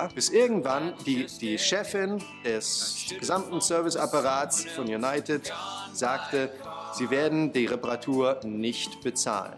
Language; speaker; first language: German; native; German